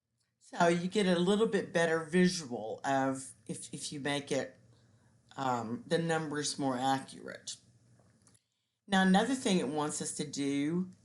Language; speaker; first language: English; native; English